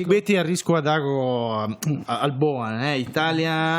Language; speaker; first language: Basque; non-native, fluent; Italian